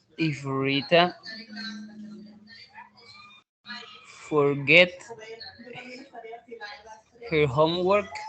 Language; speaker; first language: English; non-native, learner; Spanish